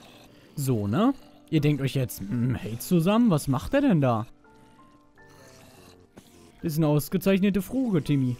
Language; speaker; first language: German; native; German